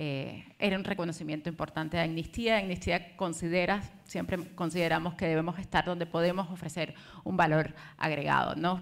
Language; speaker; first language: Spanish; native; Spanish